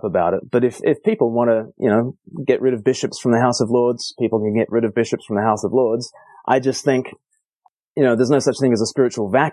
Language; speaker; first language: English; native; English